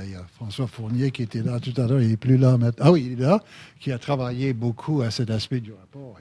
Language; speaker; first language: French; native; French